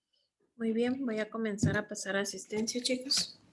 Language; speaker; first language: Spanish; native; Spanish